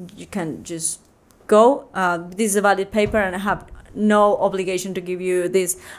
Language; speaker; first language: English; non-native, fluent; Spanish